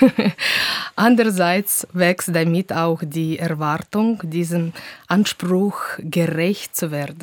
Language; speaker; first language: German; non-native, fluent; Russian